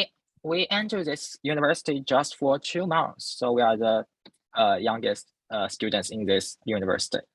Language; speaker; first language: English; non-native, learner; Chinese